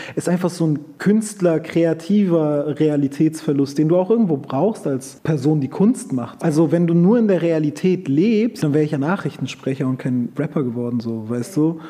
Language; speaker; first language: German; early bilingual, other home language; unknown